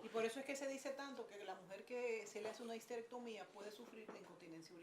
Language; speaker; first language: Spanish; native; Spanish